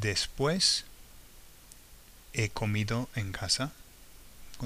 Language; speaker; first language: Spanish; non-native, fluent; English